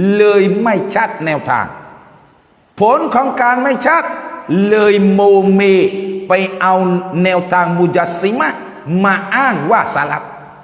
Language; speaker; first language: Thai; non-native, local second language; Malay